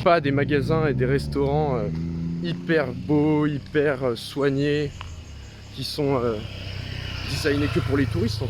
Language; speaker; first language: French; native; French